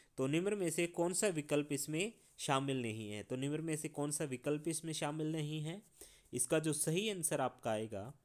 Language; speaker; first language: Hindi; non-native, local second language; Punjabi